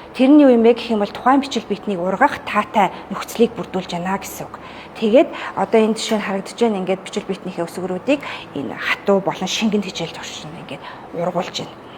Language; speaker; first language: Mongolian; native; Mongolian